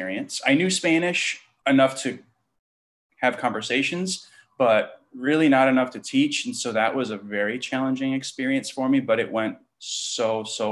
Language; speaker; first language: English; native; English